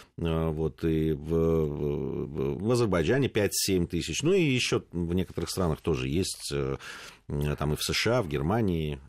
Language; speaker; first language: Russian; native; Russian